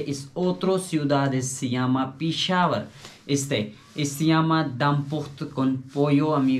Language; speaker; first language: Spanish; non-native, learner; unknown